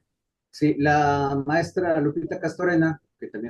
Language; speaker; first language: Spanish; native; Spanish